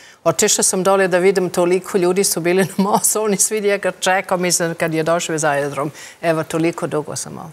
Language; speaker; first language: Croatian; non-native, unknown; English